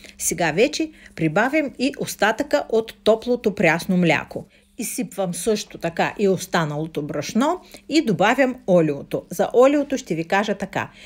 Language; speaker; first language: Bulgarian; non-native, fluent; Russian